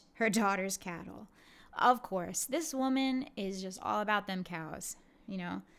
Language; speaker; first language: English; native; English